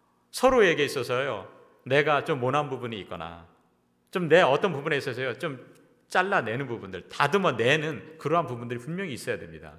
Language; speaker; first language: Korean; native; Korean